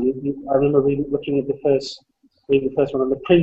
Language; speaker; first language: English; native; English